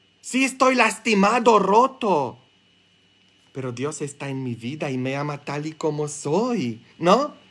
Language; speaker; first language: Spanish; non-native, fluent; English